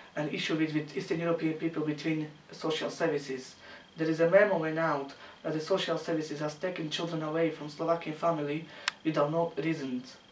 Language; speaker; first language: English; non-native, learner; Slovak